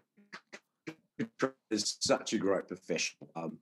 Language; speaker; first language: English; native; English